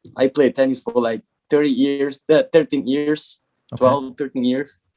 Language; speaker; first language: English; non-native, learner; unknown